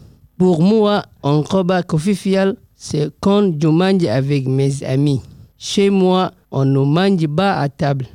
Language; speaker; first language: French; non-native, learner; Somali